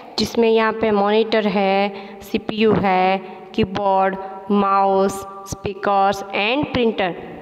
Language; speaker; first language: Hindi; non-native, local second language; Gujarati